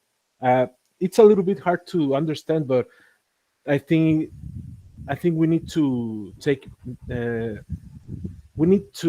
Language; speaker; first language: English; non-native, learner; Spanish